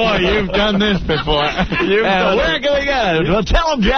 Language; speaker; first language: English; native; English